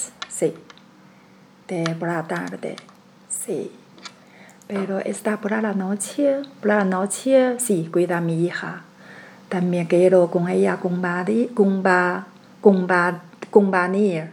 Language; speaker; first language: Spanish; non-native, learner; Chinese